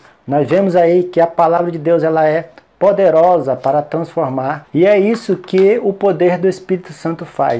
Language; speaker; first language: Portuguese; native; Portuguese